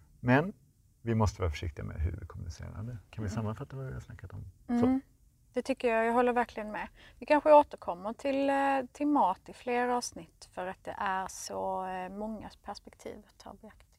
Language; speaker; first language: Swedish; native; Swedish